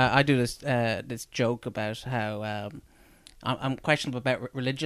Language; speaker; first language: English; native; English